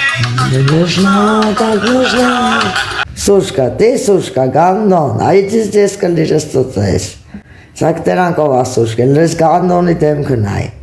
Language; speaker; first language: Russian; non-native, learner; Armenian